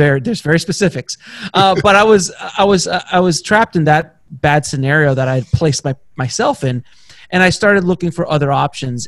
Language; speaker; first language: English; native; English